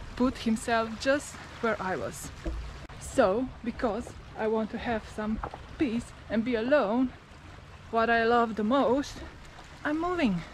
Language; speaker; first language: English; non-native, learner; Slovenian